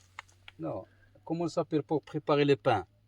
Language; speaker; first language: French; non-native, learner; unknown